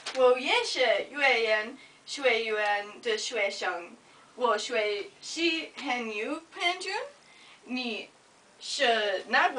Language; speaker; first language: Chinese; non-native, learner; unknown